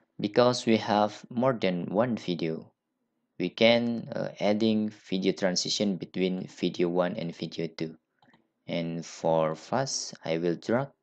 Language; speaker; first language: English; non-native, learner; Indonesian